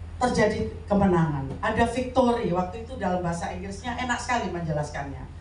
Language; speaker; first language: Indonesian; native; Indonesian